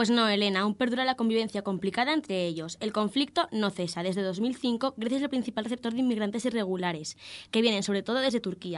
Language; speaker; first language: Spanish; native; Spanish